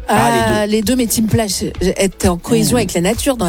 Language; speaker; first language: French; native; French